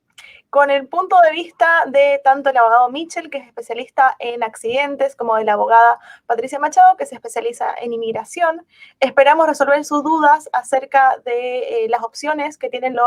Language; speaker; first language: Spanish; native; Spanish